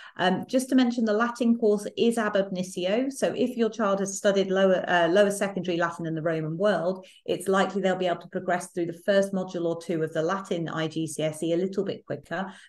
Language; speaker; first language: English; native; English